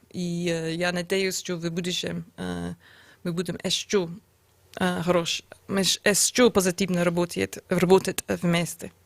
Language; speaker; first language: Russian; non-native, learner; English